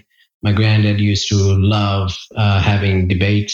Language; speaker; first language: English; non-native, local second language; Gujarati